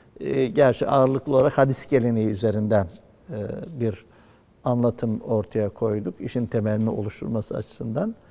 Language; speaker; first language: Turkish; native; Turkish